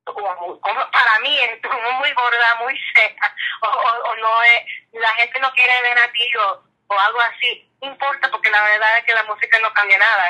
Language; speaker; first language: Spanish; early bilingual, heritage; English